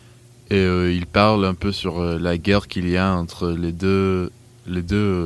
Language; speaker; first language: French; non-native, fluent; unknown